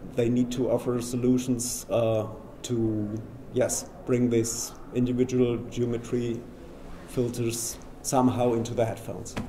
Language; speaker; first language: English; non-native, fluent; German